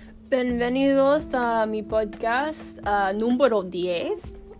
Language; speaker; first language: Spanish; non-native, learner; English